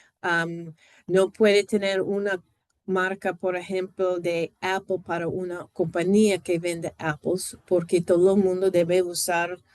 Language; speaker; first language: Spanish; non-native, fluent; English